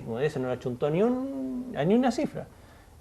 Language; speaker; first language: Spanish; native; Spanish